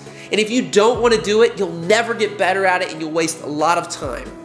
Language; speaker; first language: English; native; English